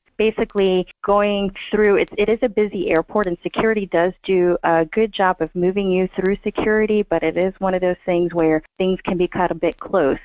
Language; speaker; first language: English; native; English